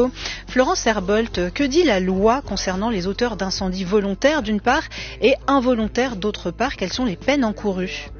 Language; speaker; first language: French; native; French